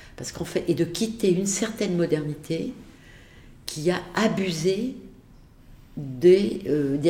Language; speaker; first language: French; native; French